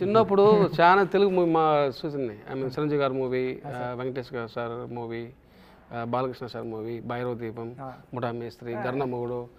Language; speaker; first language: Telugu; non-native, local second language; Tamil